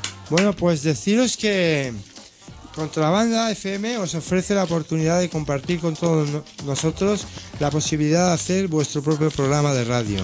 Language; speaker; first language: Spanish; native; Spanish